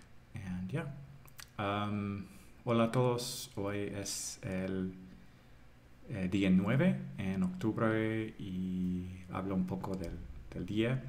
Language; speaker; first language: Spanish; non-native, fluent; English